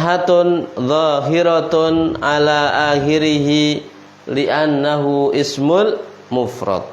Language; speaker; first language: Arabic; non-native, fluent; Indonesian